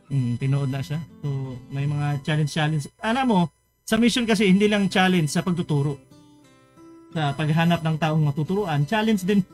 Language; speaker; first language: Filipino; non-native, local second language; Cebuano